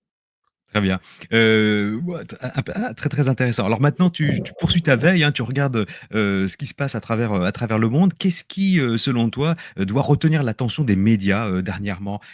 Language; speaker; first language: French; native; French